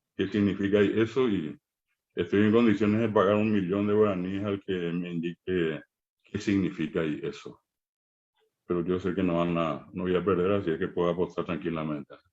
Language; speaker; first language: Spanish; non-native, local second language; Guarani